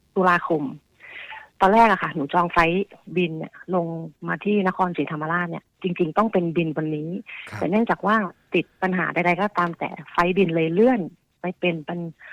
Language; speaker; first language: Thai; native; Thai